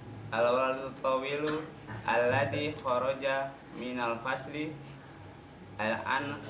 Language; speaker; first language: Arabic; non-native, learner; Indonesian